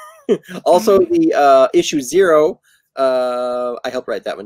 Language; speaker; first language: English; native; English